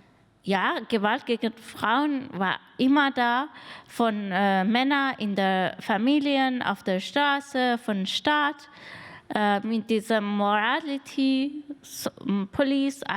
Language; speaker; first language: German; non-native, fluent; Persian